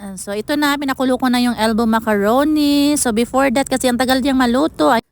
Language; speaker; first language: Filipino; non-native, local second language; Cebuano